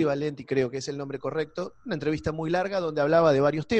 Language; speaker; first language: Spanish; native; Spanish